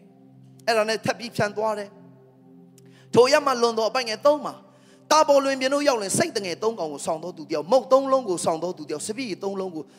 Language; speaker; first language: Burmese; non-native, local second language; Tedim Chin